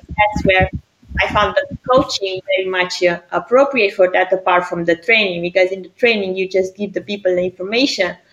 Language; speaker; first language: English; non-native, fluent; Greek